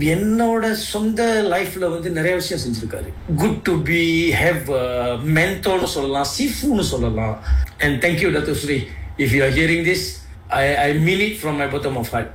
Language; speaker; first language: Tamil; native; Tamil